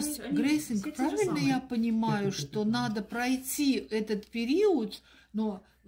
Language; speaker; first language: Russian; native; Russian